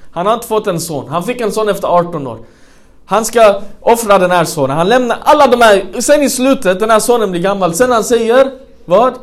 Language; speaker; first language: Swedish; non-native, fluent; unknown